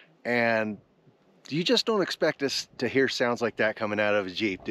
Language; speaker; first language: English; native; English